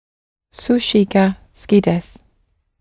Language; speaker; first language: Japanese; non-native, learner; English